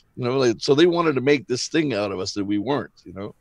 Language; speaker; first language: English; native; English